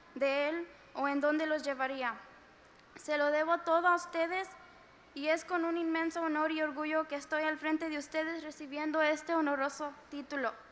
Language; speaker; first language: Spanish; early bilingual, heritage; Spanish